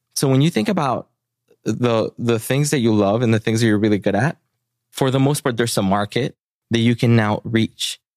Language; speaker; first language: English; early bilingual, other home language; Spanish